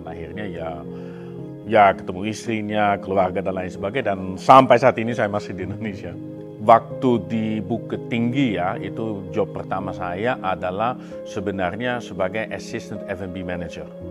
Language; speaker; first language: Indonesian; non-native, fluent; Dutch